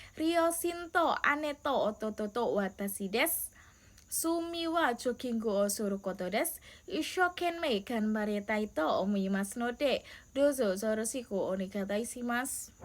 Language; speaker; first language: Japanese; non-native, learner; Indonesian